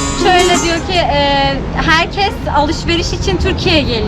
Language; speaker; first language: Turkish; non-native, fluent; Persian